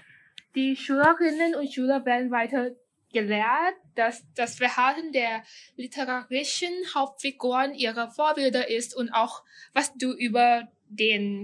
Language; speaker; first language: German; non-native, fluent; Thai